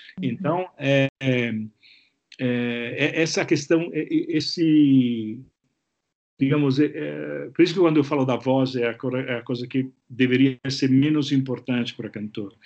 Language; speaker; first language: Portuguese; non-native, fluent; Italian